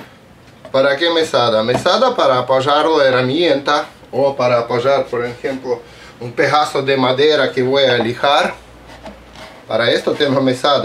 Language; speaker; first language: Spanish; non-native, learner; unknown